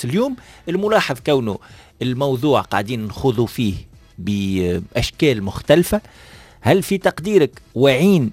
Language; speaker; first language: Arabic; native; Arabic